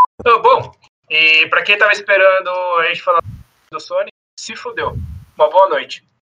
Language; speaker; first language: Portuguese; native; Portuguese